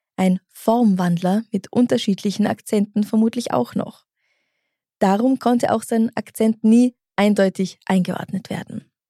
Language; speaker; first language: German; native; German